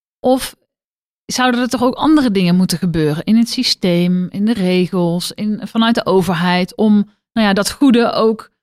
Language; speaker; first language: Dutch; native; Dutch